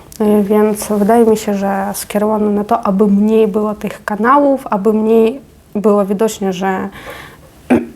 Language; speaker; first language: Polish; non-native, fluent; Ukrainian